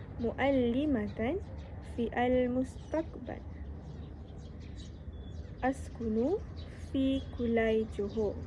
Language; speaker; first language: Arabic; non-native, learner; Malay